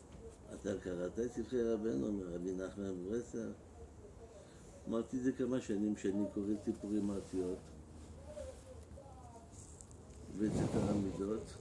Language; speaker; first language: Hebrew; non-native, fluent; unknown